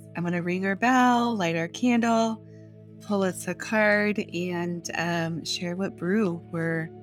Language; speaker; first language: English; native; English